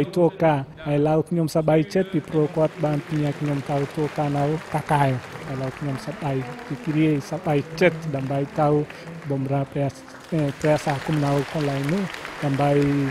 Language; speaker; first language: Khmer; non-native, learner; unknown